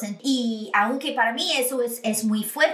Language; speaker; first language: Spanish; non-native, fluent; English